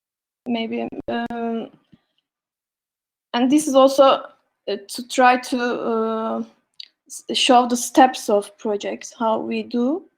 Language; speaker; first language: English; non-native, learner; Turkish